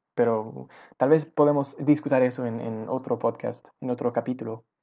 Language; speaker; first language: Spanish; non-native, fluent; English